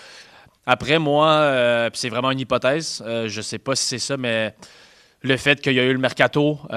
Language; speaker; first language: French; native; French